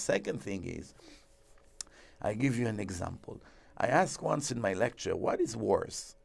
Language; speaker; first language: English; non-native, fluent; Hebrew